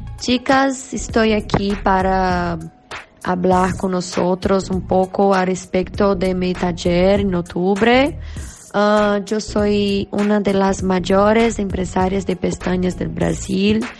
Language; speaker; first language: Spanish; non-native, learner; Portuguese